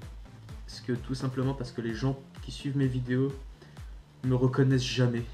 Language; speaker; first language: French; native; French